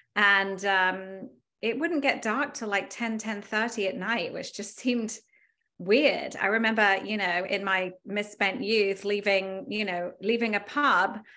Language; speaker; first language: English; native; English